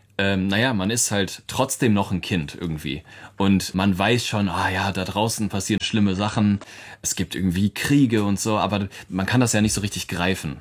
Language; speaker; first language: German; native; German